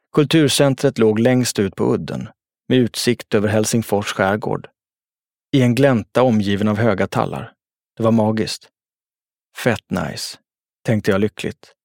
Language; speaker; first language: Swedish; native; Swedish